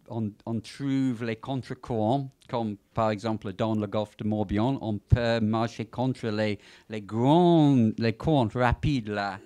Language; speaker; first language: French; non-native, fluent; English